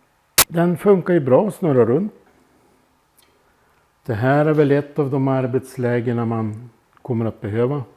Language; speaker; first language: Swedish; native; Swedish